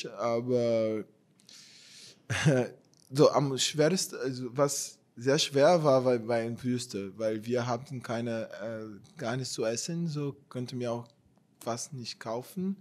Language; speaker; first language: German; non-native, fluent; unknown